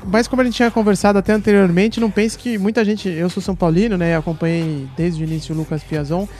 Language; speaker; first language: Portuguese; native; Portuguese